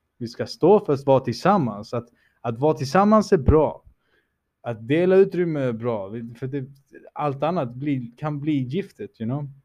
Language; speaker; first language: Swedish; early bilingual, other home language; Spanish